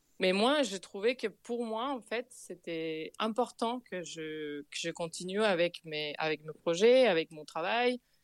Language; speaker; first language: French; non-native, fluent; Spanish